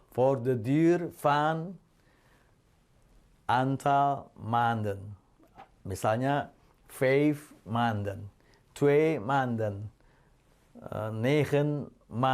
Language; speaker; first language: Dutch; non-native, fluent; Indonesian